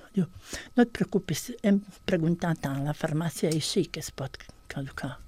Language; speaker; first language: Catalan; non-native, fluent; Bosnian